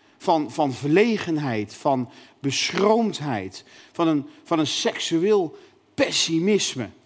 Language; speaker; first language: Dutch; native; Dutch